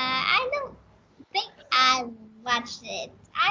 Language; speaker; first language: English; non-native, learner; Vietnamese